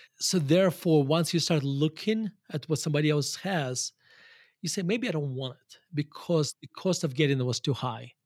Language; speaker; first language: English; non-native, fluent; Russian